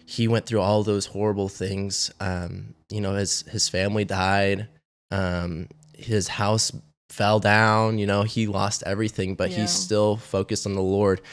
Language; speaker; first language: English; native; English